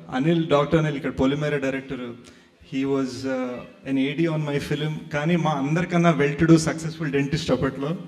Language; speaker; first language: Telugu; native; Telugu